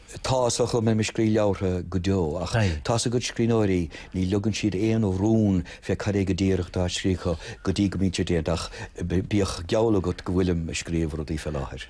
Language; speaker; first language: Irish; non-native, local second language; English